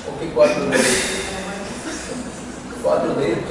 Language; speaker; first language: Portuguese; non-native, learner; Korean